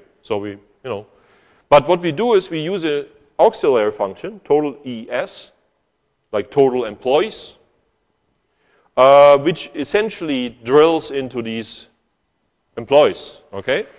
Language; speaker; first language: English; non-native, fluent; German